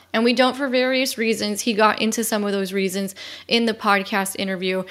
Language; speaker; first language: English; native; English